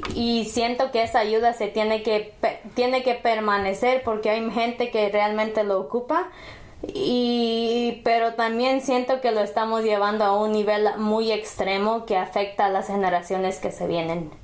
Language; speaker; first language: Spanish; early bilingual, heritage; Spanish